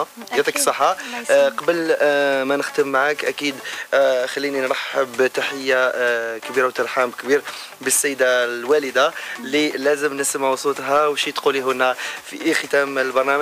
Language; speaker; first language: Arabic; native; Arabic